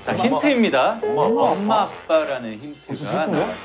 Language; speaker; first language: Korean; native; Korean